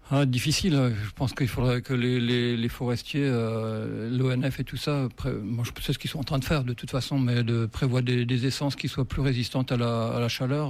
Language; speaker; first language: French; native; French